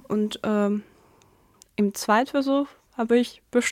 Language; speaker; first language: German; non-native, fluent; Russian